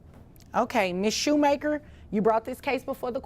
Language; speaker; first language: English; native; English